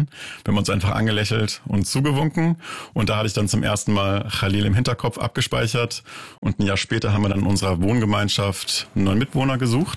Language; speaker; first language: German; native; German